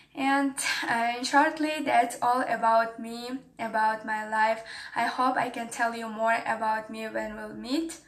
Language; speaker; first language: English; non-native, fluent; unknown